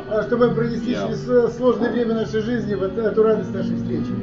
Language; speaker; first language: Russian; native; Russian